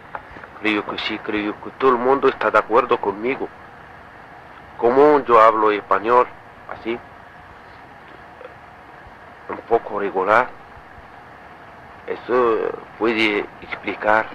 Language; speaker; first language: Spanish; non-native, learner; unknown